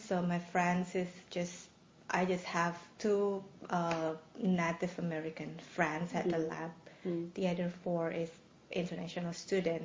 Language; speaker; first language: English; non-native, fluent; Indonesian